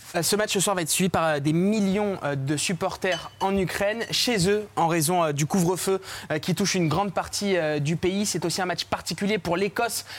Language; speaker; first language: French; non-native, fluent; English